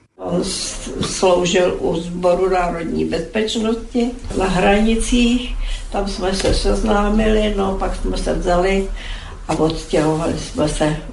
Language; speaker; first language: Czech; native; Czech